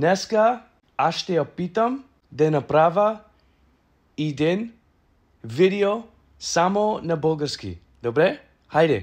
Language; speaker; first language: Bulgarian; non-native, learner; English